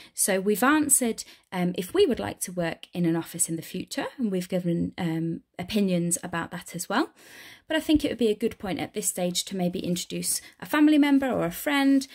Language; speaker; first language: English; native; English